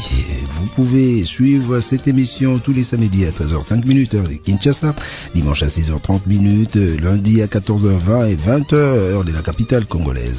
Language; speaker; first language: French; native; French